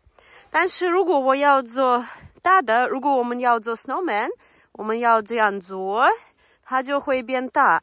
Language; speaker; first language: Chinese; non-native, learner; Russian